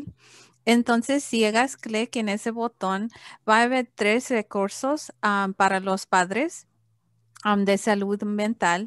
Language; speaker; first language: Spanish; early bilingual, heritage; English